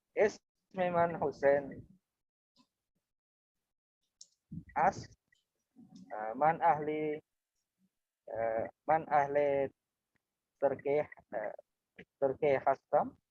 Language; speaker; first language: Persian; non-native, learner; Indonesian